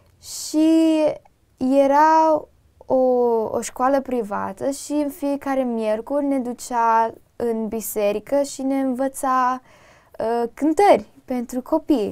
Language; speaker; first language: Romanian; early bilingual, heritage; Romanian